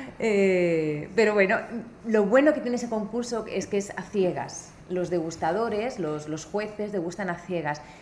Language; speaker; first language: Spanish; native; Spanish